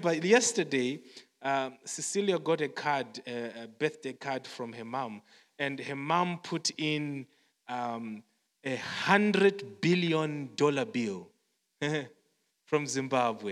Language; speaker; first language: English; non-native, local second language; Shona